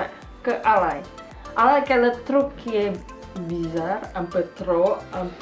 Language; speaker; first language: French; non-native, learner; Indonesian